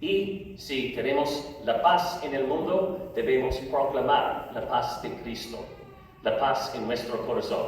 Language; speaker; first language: Spanish; non-native, learner; English